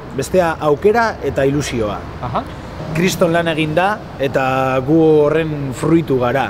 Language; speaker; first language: Basque; non-native, local second language; Spanish